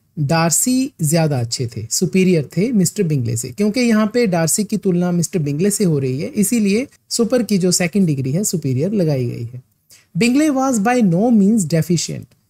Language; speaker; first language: Hindi; non-native, local second language; Punjabi